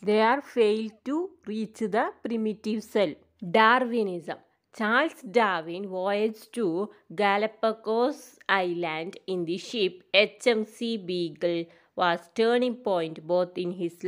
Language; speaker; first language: English; non-native, local second language; Malayalam